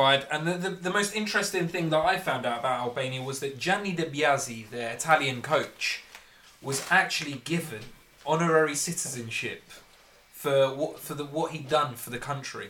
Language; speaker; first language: English; native; English